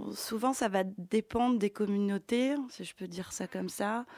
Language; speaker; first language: French; early bilingual, other home language; Ukrainian